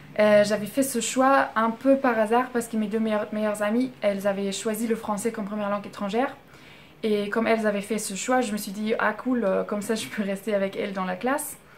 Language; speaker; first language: French; non-native, fluent; German